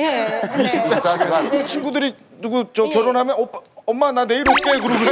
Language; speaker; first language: Korean; native; Korean